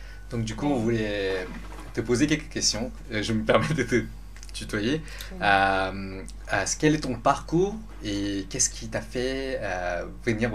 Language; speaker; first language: French; non-native, fluent; Lao